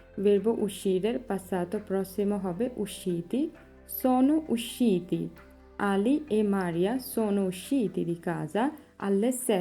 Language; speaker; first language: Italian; non-native, fluent; Bangla